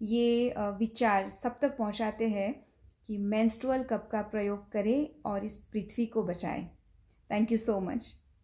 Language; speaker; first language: Hindi; non-native, local second language; Gujarati